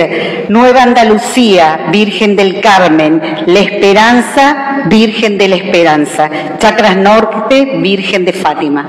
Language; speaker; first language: Spanish; native; Spanish